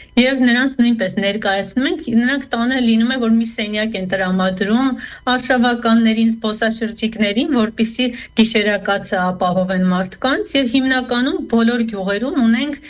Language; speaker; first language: Armenian; native; Armenian